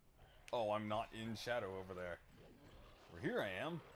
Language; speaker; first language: English; native; English